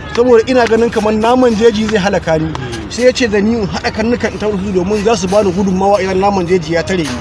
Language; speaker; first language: Hausa; non-native, local second language; Fula